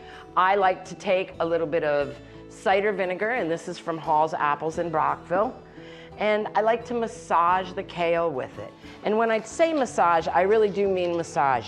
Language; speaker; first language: English; native; English